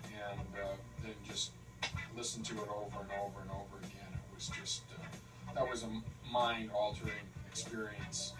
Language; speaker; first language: English; native; English